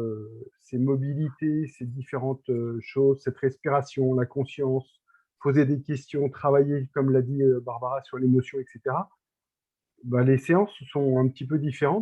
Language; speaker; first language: French; native; French